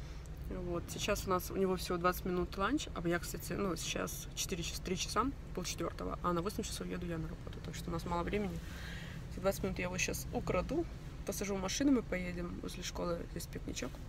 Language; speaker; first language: Russian; native; Russian